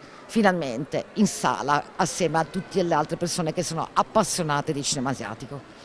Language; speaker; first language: Italian; native; Italian